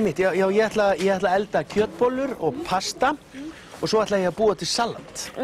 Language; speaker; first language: Icelandic; non-native, learner; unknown